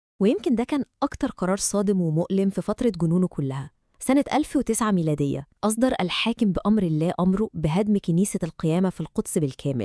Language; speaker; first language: Arabic; native; Arabic